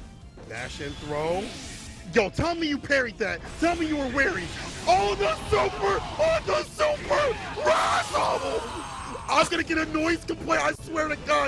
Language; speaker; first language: English; native; English